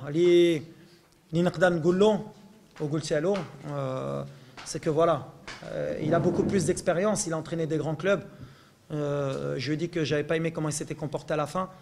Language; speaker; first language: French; non-native, local second language; Arabic